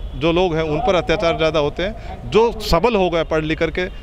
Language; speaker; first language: Hindi; native; Hindi